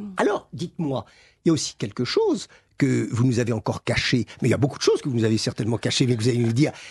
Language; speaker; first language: French; native; French